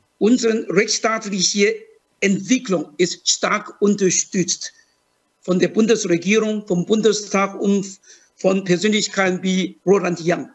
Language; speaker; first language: German; non-native, fluent; Chinese